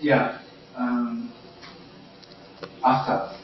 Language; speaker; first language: English; non-native, learner; Japanese